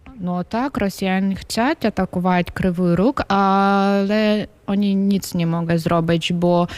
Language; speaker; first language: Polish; non-native, learner; Ukrainian